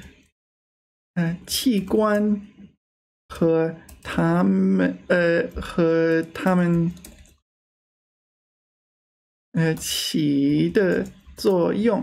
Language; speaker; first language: Chinese; non-native, learner; English